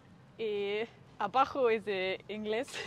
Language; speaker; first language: Spanish; non-native, learner; Danish